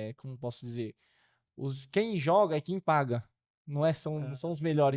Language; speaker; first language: Portuguese; early bilingual, other home language; Korean